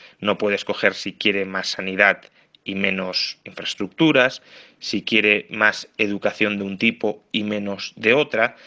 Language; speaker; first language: Spanish; native; Spanish